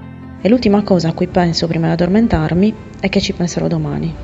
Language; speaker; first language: Italian; native; Italian